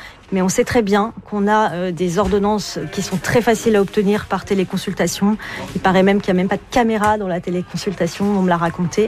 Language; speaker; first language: French; native; French